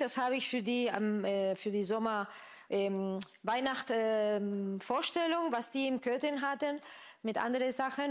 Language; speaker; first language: German; non-native, fluent; Spanish